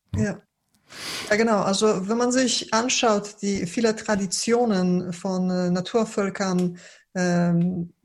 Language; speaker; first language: German; early bilingual, other home language; Polish